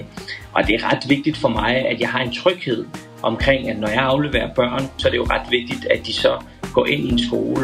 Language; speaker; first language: Danish; native; Danish